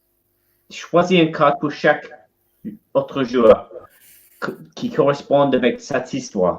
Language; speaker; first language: French; non-native, learner; English